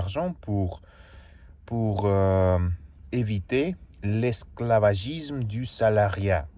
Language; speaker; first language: French; non-native, learner; Russian